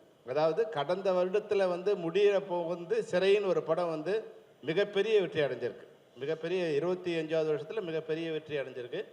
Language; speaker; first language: Tamil; native; Tamil